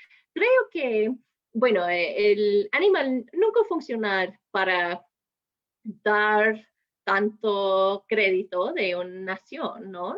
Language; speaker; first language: Spanish; non-native, fluent; English